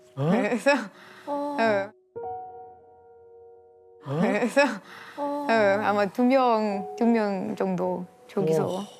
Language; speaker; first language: Korean; non-native, fluent; Bosnian